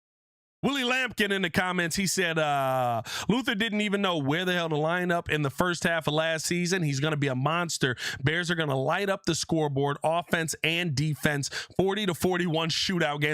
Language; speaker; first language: English; native; English